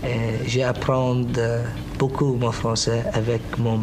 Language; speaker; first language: French; non-native, learner; English